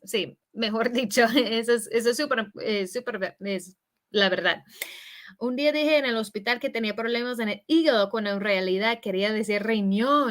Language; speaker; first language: Spanish; non-native, fluent; English